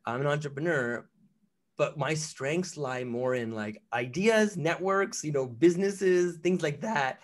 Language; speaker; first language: English; native; English